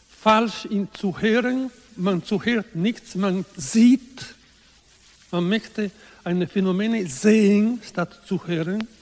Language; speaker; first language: German; non-native, learner; Italian